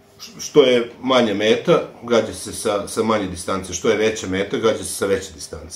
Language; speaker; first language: Serbian; native; Serbian